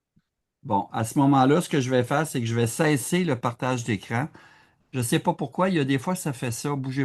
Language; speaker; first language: French; native; French